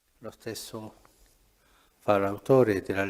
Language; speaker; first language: Italian; early bilingual, heritage; Spanish